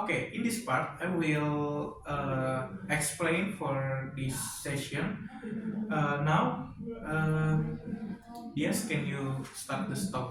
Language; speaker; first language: English; non-native, learner; Indonesian